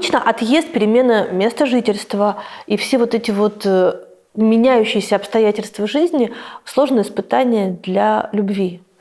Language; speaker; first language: Russian; native; Russian